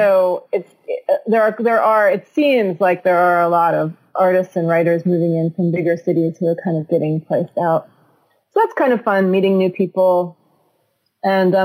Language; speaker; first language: English; native; English